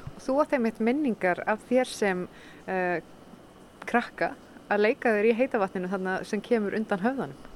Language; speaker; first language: Icelandic; native; Icelandic